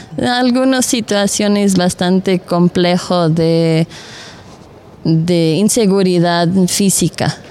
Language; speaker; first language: Spanish; non-native, fluent; Dutch